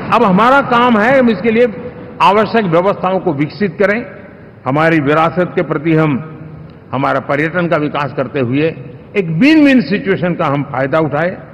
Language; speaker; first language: Hindi; non-native, local second language; Gujarati